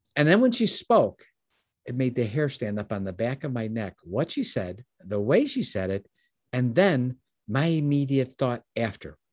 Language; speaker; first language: English; native; English